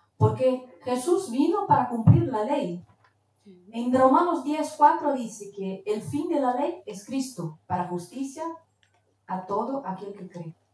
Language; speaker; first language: Spanish; non-native, fluent; Portuguese